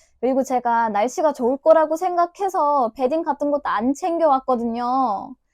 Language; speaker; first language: Korean; non-native, fluent; Turkish